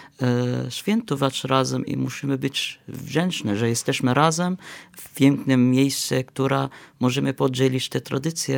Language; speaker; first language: Polish; non-native, fluent; Arabic